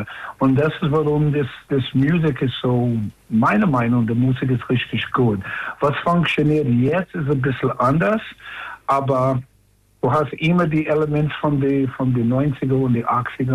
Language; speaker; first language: German; non-native, learner; English